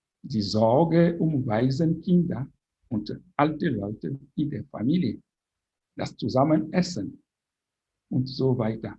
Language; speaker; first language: German; non-native, fluent; French